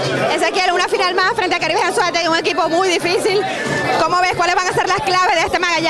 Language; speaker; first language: Spanish; native; Spanish